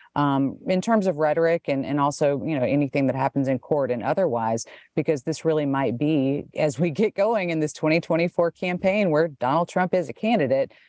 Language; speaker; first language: English; native; English